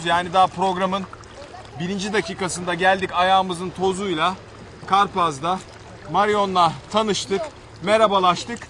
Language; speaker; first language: Turkish; native; Turkish